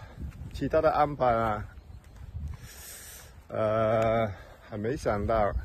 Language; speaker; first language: Chinese; non-native, fluent; English